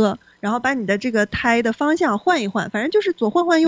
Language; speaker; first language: Chinese; native; Chinese